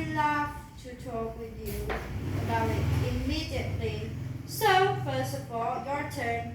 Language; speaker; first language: English; non-native, learner; Vietnamese